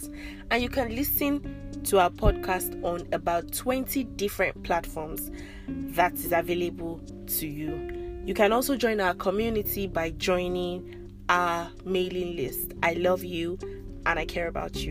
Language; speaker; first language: English; non-native, local second language; Yoruba